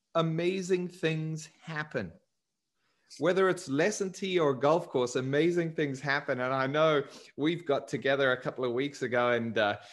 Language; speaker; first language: English; native; English